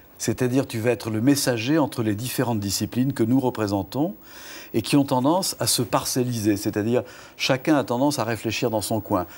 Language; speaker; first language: French; native; French